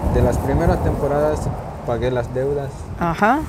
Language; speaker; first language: Spanish; native; Spanish